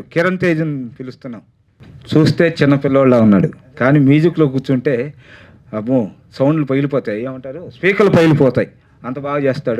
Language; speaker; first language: Telugu; native; Telugu